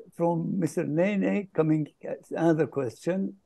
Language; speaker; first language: English; non-native, fluent; Turkish